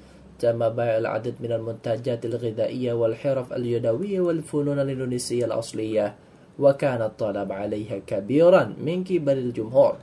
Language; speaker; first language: Arabic; non-native, fluent; Indonesian